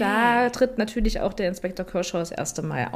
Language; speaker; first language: German; native; German